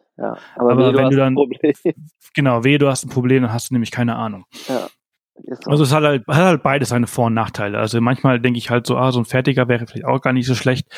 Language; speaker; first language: German; native; German